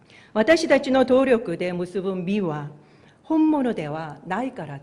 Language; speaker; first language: Japanese; non-native, fluent; Korean